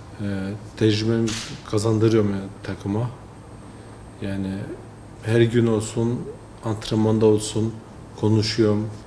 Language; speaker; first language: Turkish; early bilingual, heritage; French